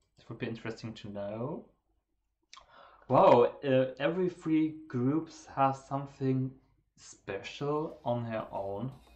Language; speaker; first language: English; non-native, fluent; German